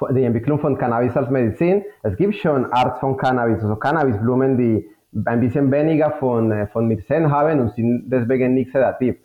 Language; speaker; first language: German; non-native, fluent; Spanish